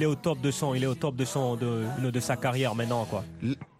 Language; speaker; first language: French; non-native, local second language; Susu